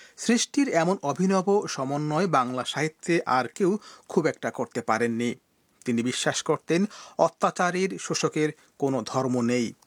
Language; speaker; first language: Bangla; native; Bangla